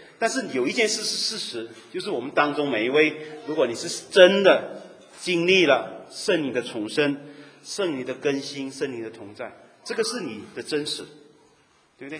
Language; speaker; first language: Chinese; native; Chinese